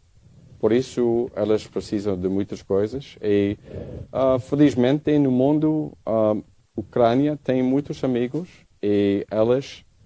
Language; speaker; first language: Portuguese; non-native, learner; English